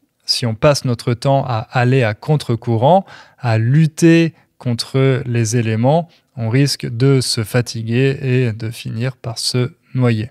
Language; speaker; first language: French; native; French